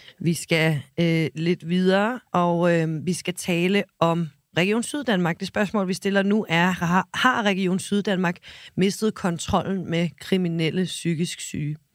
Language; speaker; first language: Danish; native; Danish